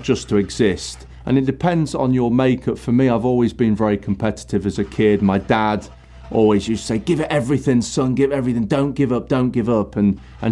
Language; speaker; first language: English; native; English